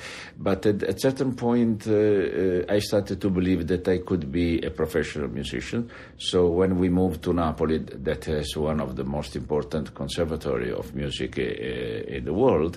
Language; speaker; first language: English; non-native, fluent; Italian